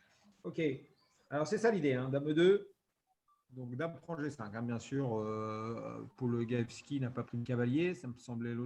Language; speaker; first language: French; native; French